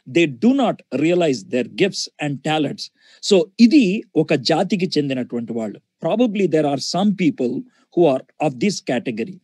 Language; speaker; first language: English; non-native, local second language; Telugu